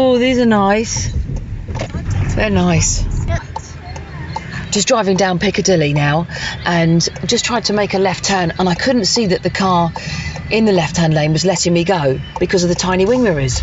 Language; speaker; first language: English; native; English